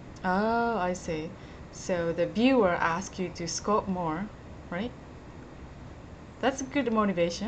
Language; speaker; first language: English; non-native, fluent; Japanese